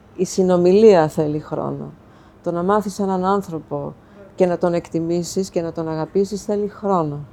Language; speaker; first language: Greek; early bilingual, heritage; Greek